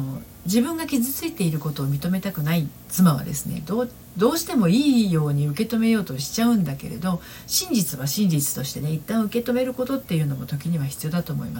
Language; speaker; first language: Japanese; native; Japanese